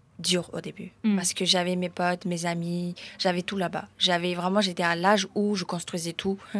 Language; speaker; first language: French; non-native, fluent; Mongolian